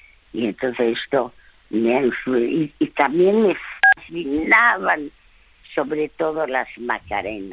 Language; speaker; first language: Spanish; early bilingual, other home language; French